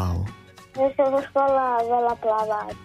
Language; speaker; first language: Slovak; early bilingual, heritage; Slovak